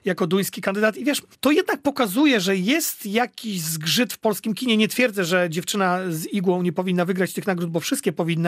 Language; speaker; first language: Polish; native; Polish